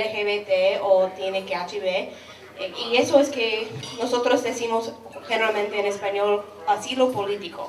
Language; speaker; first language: Spanish; non-native, fluent; English